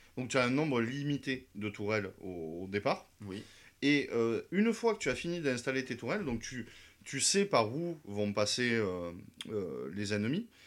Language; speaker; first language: French; native; French